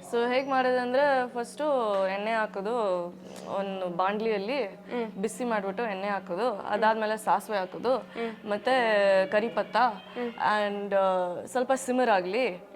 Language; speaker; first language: Kannada; early bilingual, heritage; Kannada